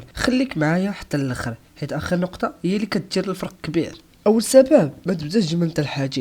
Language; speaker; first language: Arabic; native; Arabic